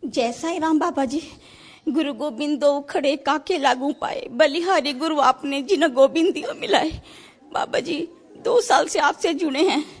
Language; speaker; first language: Hindi; native; Hindi